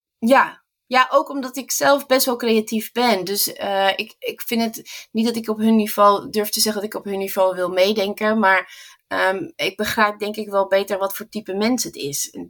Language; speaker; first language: Dutch; early bilingual, heritage; Dutch